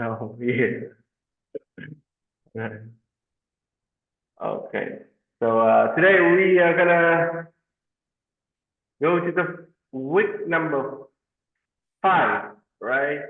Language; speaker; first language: English; non-native, fluent; Vietnamese